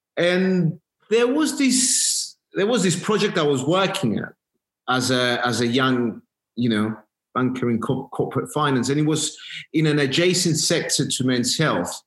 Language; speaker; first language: English; non-native, fluent; Greek